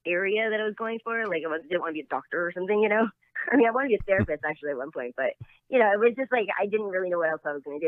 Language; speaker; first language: English; native; English